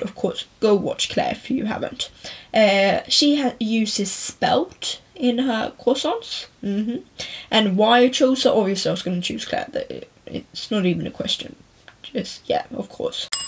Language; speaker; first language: English; native; English